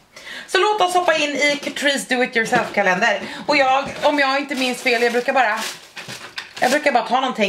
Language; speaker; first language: Swedish; native; Swedish